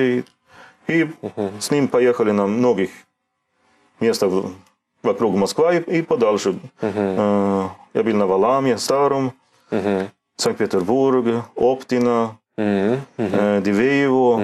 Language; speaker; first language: Russian; non-native, learner; Swedish